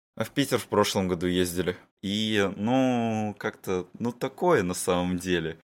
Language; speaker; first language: Russian; native; Russian